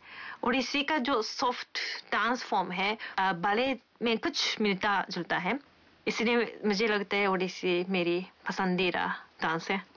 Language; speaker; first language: Hindi; non-native, fluent; Japanese